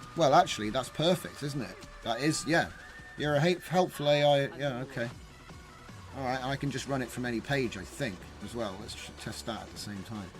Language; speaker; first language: English; native; English